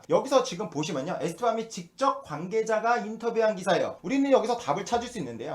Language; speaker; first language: Korean; native; Korean